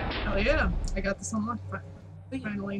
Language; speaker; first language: English; native; English